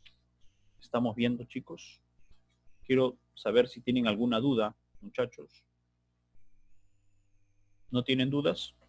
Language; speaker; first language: Spanish; native; Spanish